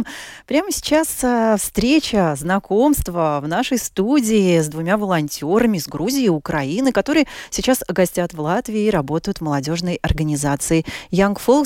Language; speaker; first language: Russian; native; Russian